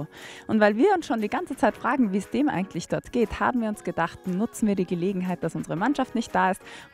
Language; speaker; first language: German; native; German